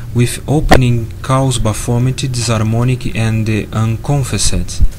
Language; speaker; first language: English; non-native, learner; Portuguese